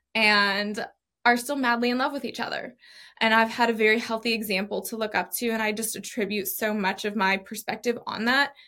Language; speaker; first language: English; native; English